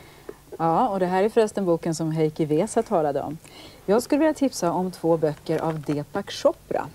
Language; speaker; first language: Swedish; native; Swedish